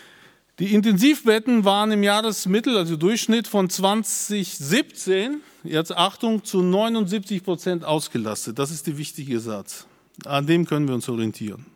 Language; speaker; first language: German; native; German